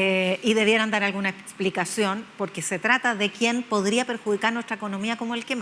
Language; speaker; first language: Spanish; native; Spanish